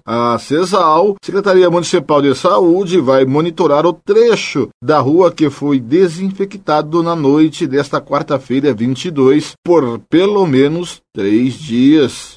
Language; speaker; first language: Portuguese; native; Portuguese